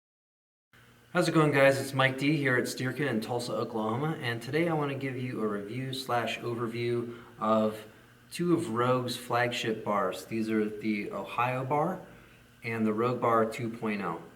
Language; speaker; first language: English; native; English